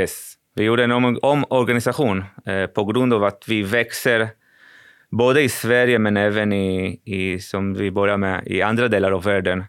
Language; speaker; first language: Swedish; non-native, fluent; Spanish